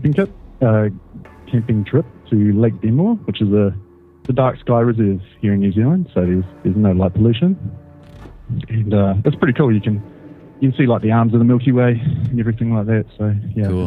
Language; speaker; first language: English; native; English